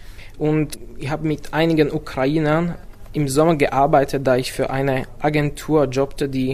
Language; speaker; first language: German; non-native, fluent; Slovak